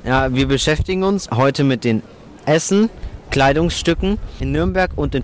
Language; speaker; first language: German; native; German